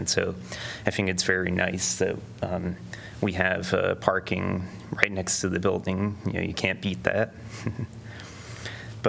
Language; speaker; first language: English; native; English